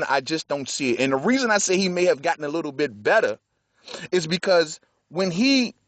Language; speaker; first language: English; native; English